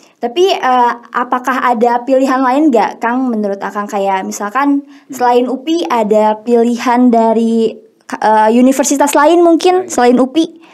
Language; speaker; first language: Indonesian; native; Indonesian